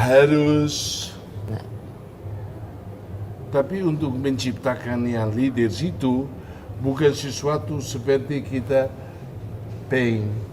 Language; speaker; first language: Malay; non-native, fluent; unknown